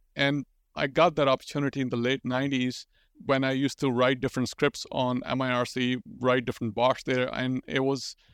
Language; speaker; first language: English; non-native, local second language; Urdu